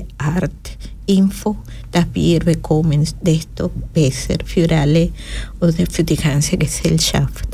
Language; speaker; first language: German; non-native, learner; Spanish